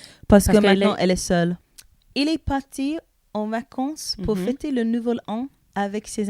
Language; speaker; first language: French; non-native, learner; English